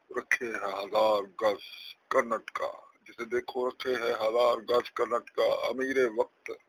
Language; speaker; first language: Urdu; non-native, local second language; Punjabi